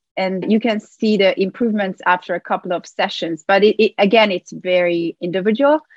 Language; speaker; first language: English; non-native, fluent; Hungarian